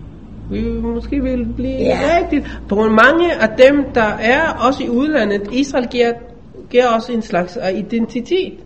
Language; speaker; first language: Danish; non-native, fluent; Hebrew